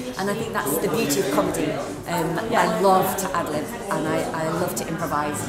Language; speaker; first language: English; native; English